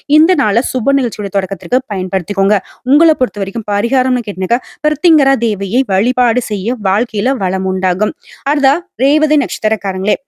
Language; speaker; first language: Tamil; native; Tamil